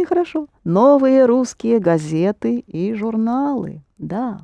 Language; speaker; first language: Russian; non-native, fluent; English